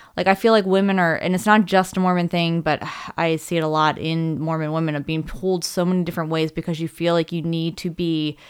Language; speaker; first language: English; native; English